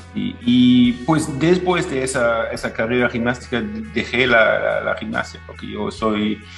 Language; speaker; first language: Spanish; non-native, fluent; German